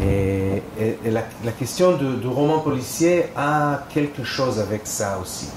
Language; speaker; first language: French; non-native, fluent; Hebrew